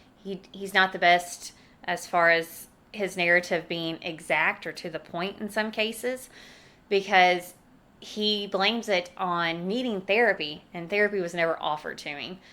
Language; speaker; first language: English; native; English